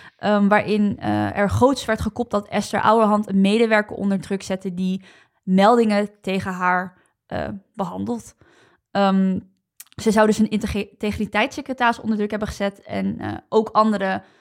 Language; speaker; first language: Dutch; native; Dutch